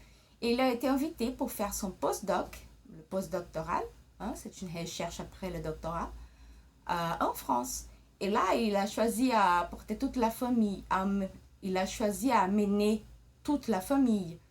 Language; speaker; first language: French; early bilingual, other home language; Portuguese